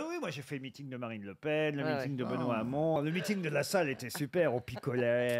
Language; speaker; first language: French; native; French